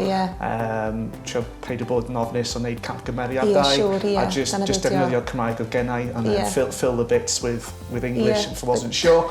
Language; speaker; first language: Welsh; non-native, local second language; English